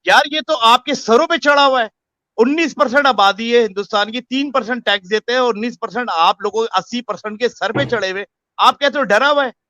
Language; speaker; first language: Urdu; native; Urdu